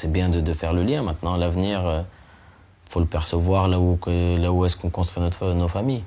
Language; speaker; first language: French; early bilingual, other home language; Turkish